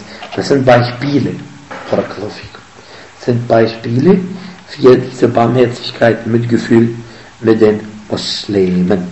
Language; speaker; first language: German; non-native, fluent; Arabic